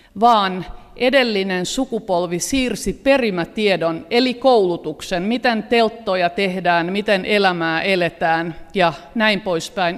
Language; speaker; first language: Finnish; native; Finnish